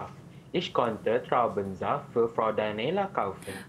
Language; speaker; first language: German; non-native, learner; Malay